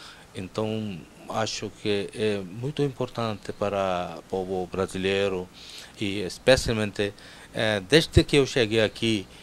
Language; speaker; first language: Portuguese; non-native, fluent; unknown